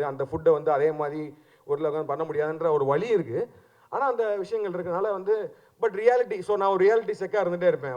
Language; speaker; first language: Tamil; native; Tamil